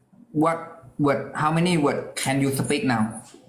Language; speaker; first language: English; non-native, learner; Thai